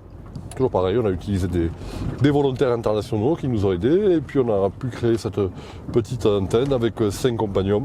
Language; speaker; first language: French; native; French